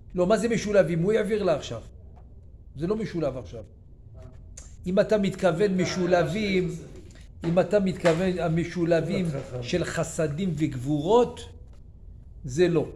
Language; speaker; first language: Hebrew; non-native, fluent; French